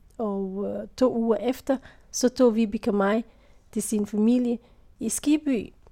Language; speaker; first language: Danish; non-native, fluent; Somali